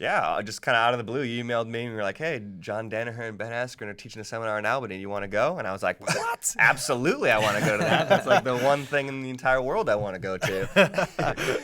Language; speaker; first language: English; native; English